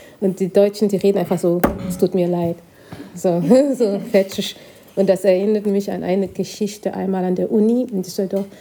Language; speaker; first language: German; non-native, fluent; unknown